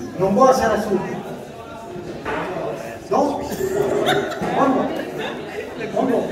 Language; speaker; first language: Portuguese; non-native, learner; Spanish